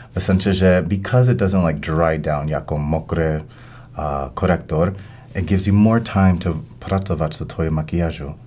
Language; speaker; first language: Polish; non-native, learner; English